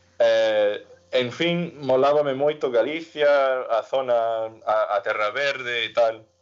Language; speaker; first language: Galician; non-native, fluent; English